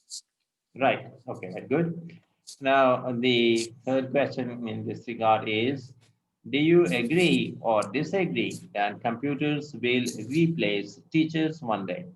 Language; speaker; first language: English; non-native, local second language; Urdu